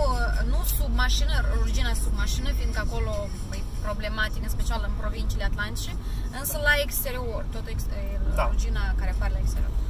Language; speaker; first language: Romanian; native; Romanian